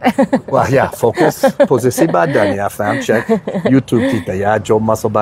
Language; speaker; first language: Indonesian; non-native, fluent; English